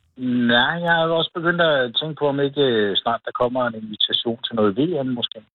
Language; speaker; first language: Danish; native; Danish